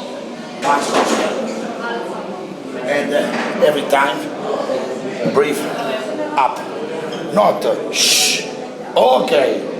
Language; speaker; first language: English; non-native, learner; Italian